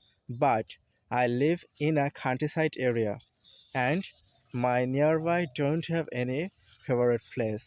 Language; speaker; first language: English; non-native, learner; Bangla